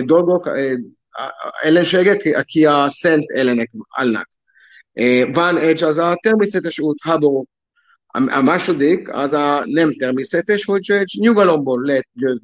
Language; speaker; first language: Hungarian; non-native, learner; Hebrew